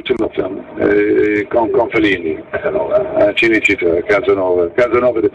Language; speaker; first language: Italian; non-native, learner; English